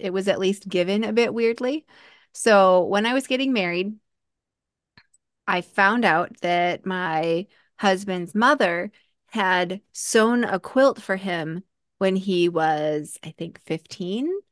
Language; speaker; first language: English; native; English